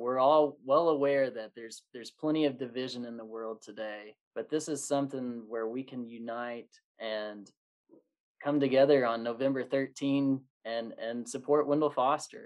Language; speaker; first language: English; native; English